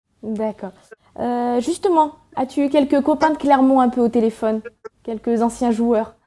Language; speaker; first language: French; native; French